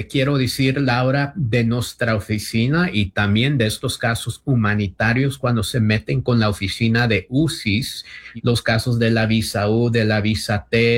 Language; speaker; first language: Spanish; early bilingual, heritage; Spanish